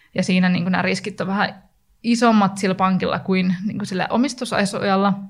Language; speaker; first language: Finnish; native; Finnish